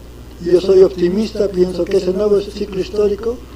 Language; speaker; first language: Spanish; native; Spanish